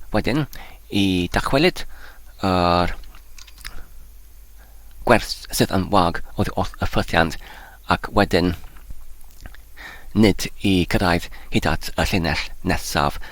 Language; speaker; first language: Welsh; non-native, learner; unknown